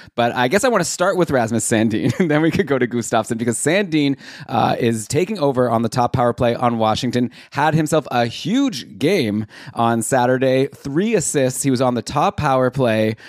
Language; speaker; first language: English; native; English